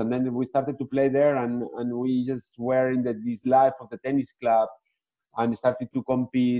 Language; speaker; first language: English; non-native, fluent; Spanish